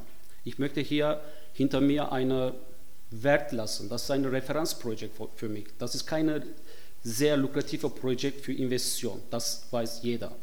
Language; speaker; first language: German; non-native, fluent; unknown